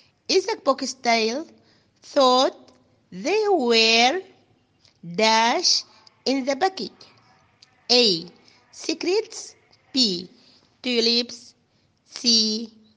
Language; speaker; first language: English; non-native, fluent; Arabic